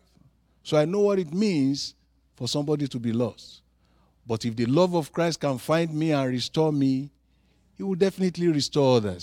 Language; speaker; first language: English; non-native, local second language; Yoruba